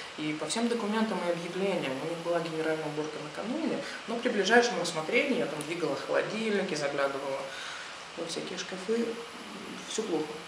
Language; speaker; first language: Russian; native; Russian